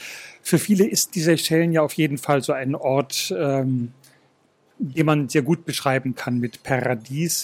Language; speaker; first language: German; native; German